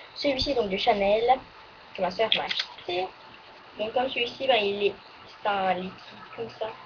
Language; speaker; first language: French; native; French